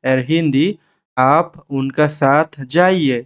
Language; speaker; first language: Hindi; non-native, learner; Bangla